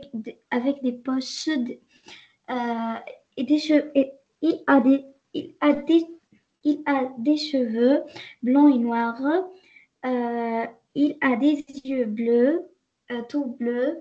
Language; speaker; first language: French; non-native, learner; Arabic